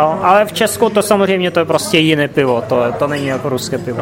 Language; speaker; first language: Czech; non-native, fluent; Russian